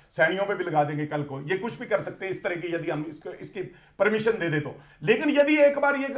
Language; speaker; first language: Hindi; native; Hindi